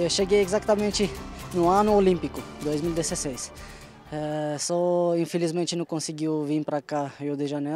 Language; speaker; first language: Portuguese; non-native, learner; Armenian